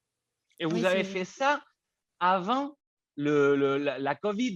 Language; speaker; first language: French; non-native, fluent; Spanish